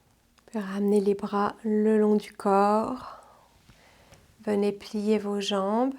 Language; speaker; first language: French; native; French